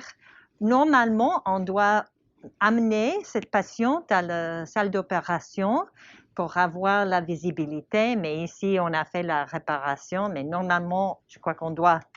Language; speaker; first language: French; non-native, learner; English